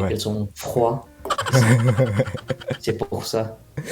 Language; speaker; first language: French; non-native, fluent; Indonesian